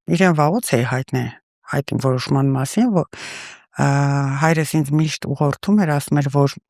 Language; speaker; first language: Armenian; early bilingual, heritage; Russian